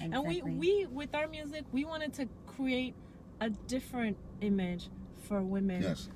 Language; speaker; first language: English; native; English